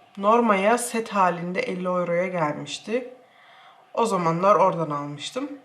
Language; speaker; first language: Turkish; early bilingual, heritage; Turkish